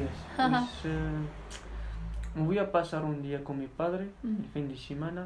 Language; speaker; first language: Spanish; non-native, learner; Berber languages